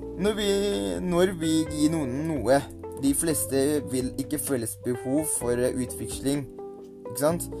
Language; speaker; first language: Norwegian; non-native, learner; Thai